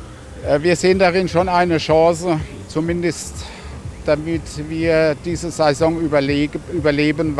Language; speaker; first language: German; native; German